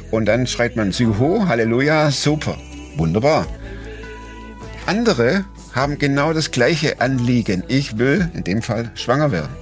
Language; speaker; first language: German; native; German